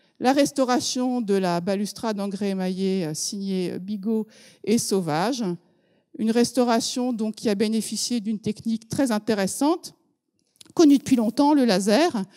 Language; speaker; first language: French; native; French